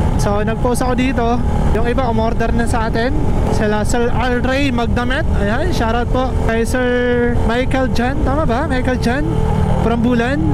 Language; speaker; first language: Filipino; non-native, local second language; Bikol